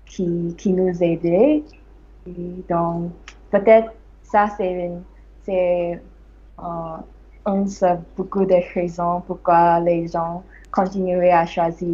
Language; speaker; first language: French; non-native, learner; English